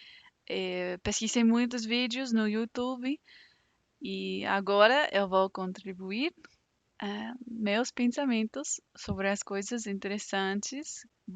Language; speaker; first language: Portuguese; non-native, fluent; English